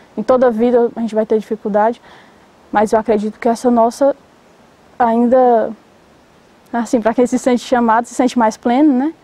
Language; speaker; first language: Portuguese; native; Portuguese